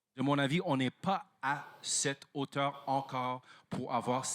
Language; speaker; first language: French; non-native, fluent; English